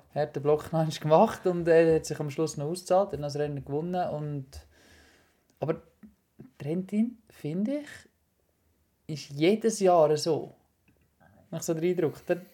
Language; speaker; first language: German; native; German